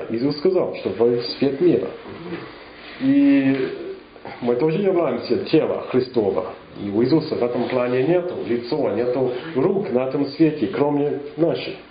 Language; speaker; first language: Russian; non-native, fluent; English